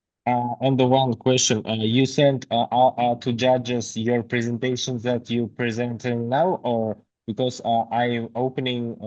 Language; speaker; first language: English; non-native, learner; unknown